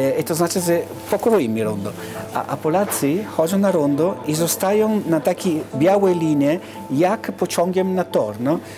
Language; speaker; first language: Polish; non-native, learner; Italian